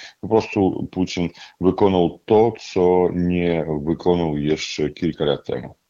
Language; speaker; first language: Polish; non-native, fluent; Russian